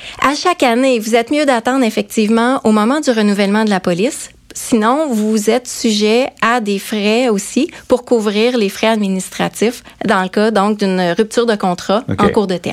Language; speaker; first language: French; native; French